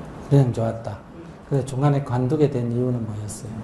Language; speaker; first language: Korean; native; Korean